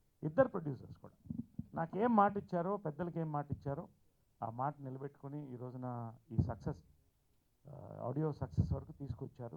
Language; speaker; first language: Telugu; native; Telugu